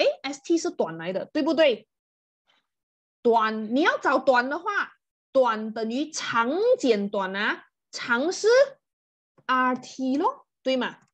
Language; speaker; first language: Chinese; native; Chinese